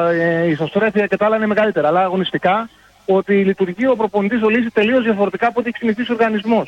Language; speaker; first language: Greek; native; Greek